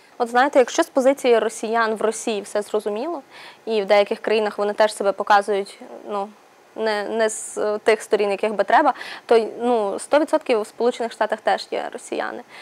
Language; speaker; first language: Ukrainian; native; Ukrainian